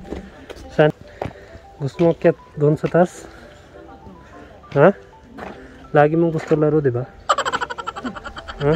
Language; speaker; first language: Filipino; non-native, learner; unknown